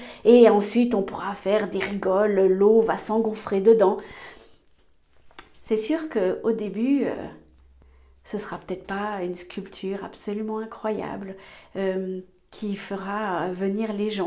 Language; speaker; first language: French; native; French